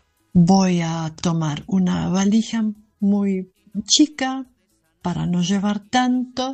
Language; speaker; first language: Spanish; non-native, fluent; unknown